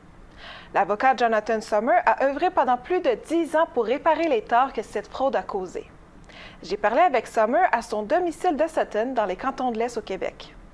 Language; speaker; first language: French; native; French